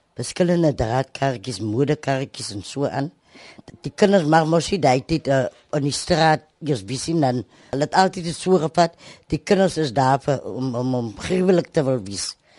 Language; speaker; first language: Afrikaans; native; Afrikaans